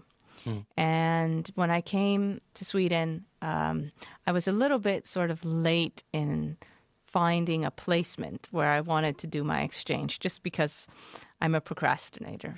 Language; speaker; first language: English; native; English